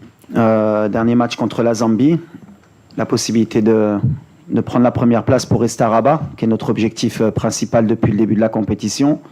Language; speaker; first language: French; native; French